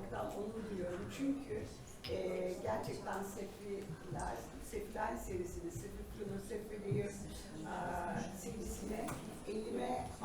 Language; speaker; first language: Turkish; native; Turkish